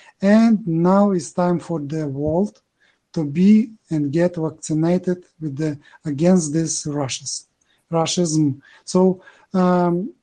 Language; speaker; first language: English; non-native, learner; Ukrainian